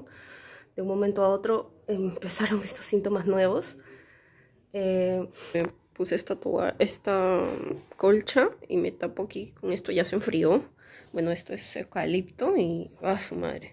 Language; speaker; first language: Spanish; native; Spanish